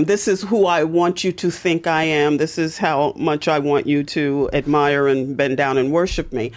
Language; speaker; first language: English; native; English